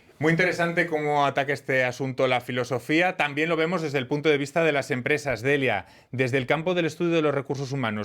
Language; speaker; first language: Spanish; native; Spanish